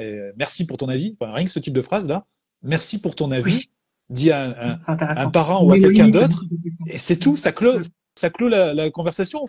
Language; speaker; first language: French; native; French